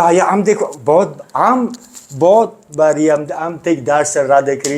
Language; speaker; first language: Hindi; non-native, learner; Italian